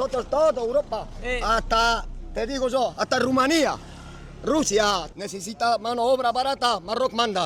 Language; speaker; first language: Spanish; non-native, learner; Arabic